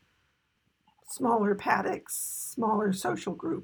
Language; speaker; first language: English; native; English